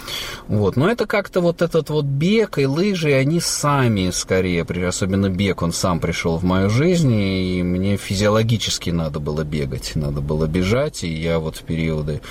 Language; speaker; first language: Russian; native; Russian